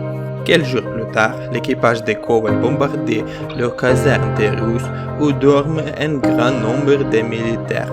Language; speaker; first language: French; non-native, fluent; Ukrainian